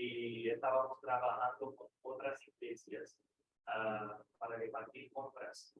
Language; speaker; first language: Spanish; non-native, fluent; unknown